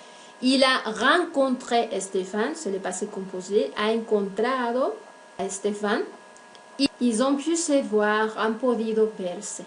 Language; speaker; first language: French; non-native, fluent; Spanish